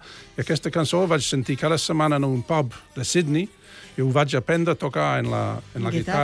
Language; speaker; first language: Catalan; non-native, fluent; English